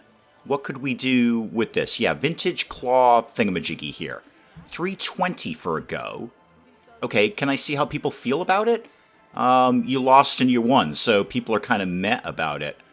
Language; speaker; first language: English; native; English